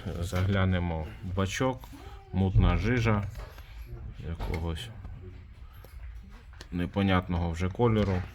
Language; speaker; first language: Ukrainian; native; Ukrainian